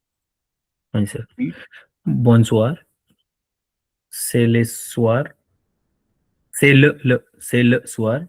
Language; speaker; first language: French; non-native, learner; Hindi